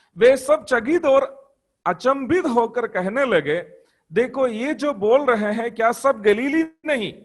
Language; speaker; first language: Hindi; non-native, local second language; Malayalam